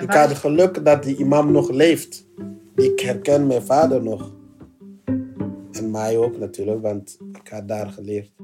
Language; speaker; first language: Dutch; non-native, learner; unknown